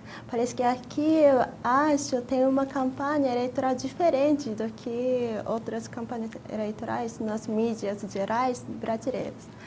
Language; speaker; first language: Portuguese; non-native, fluent; Japanese